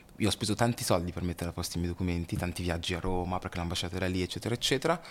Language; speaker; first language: Italian; early bilingual, other home language; Lingala